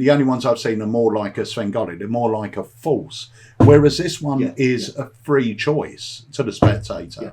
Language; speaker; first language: English; native; English